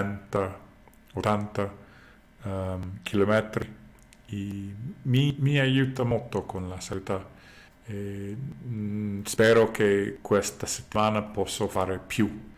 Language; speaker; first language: Italian; non-native, learner; English